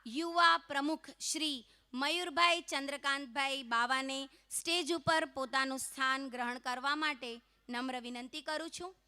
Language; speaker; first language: Gujarati; non-native, local second language; Kachhi